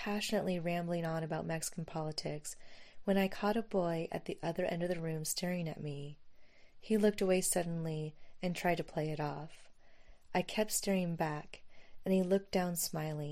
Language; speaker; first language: English; native; English